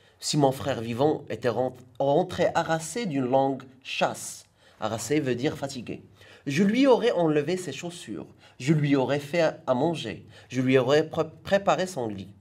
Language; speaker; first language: French; non-native, local second language; Arabic